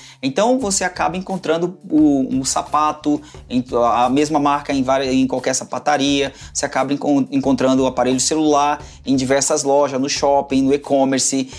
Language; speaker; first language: Portuguese; native; Portuguese